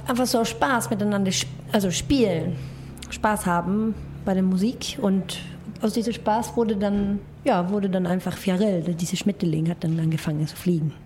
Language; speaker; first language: German; non-native, fluent; Swedish